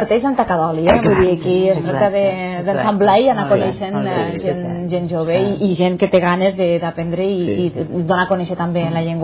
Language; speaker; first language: Catalan; native; Catalan